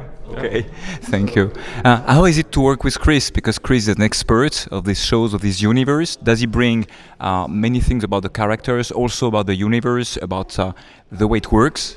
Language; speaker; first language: English; non-native, fluent; French